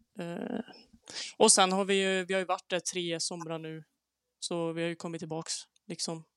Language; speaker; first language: Swedish; native; Swedish